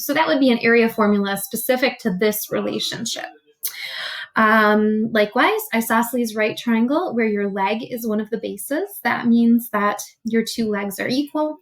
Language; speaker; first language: English; native; English